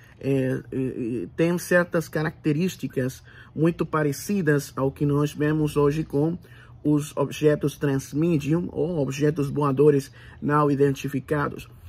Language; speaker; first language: Portuguese; non-native, fluent; Spanish